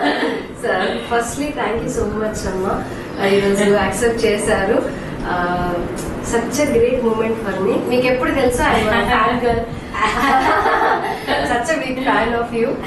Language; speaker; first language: Telugu; native; Telugu